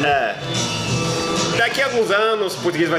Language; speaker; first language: Portuguese; non-native, fluent; English